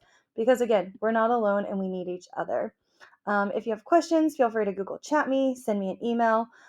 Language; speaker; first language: English; native; English